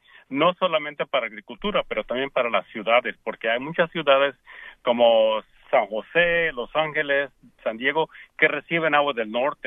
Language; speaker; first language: Spanish; early bilingual, heritage; Spanish